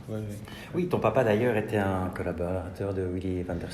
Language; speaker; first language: French; native; French